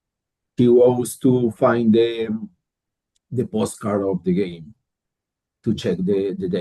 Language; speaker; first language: English; non-native, learner; Spanish